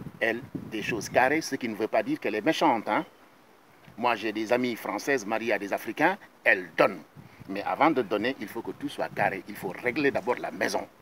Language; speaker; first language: French; non-native, local second language; Wolof